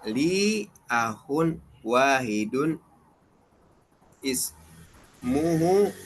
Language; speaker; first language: Arabic; non-native, learner; Indonesian